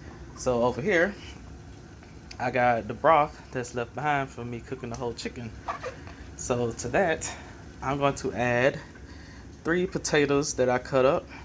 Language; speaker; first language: English; native; English